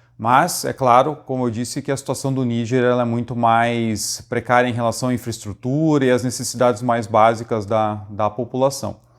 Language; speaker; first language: Portuguese; native; Portuguese